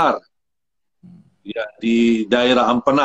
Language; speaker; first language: Indonesian; non-native, fluent; Arabic